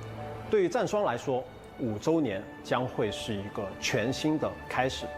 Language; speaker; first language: Chinese; native; Chinese